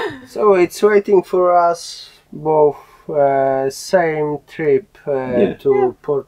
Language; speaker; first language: English; non-native, learner; Polish